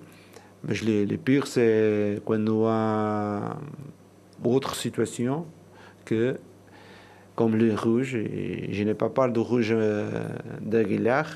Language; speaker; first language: French; non-native, learner; Portuguese